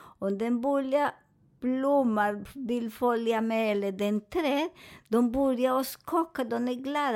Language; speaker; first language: Swedish; non-native, fluent; Spanish